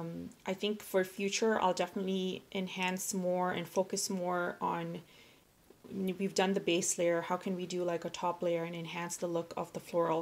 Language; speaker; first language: English; native; English